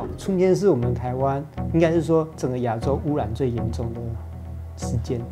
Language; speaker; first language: Chinese; native; Chinese